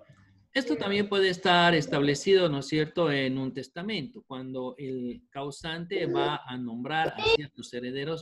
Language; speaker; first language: Spanish; native; Spanish